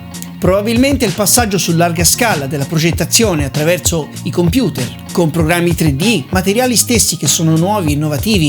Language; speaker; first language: Italian; native; Italian